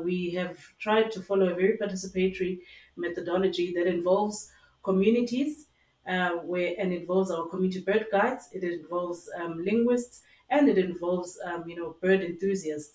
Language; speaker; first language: English; non-native, local second language; Zulu